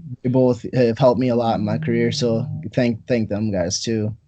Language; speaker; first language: English; native; English